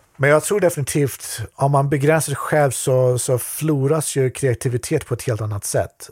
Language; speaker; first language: Swedish; native; Swedish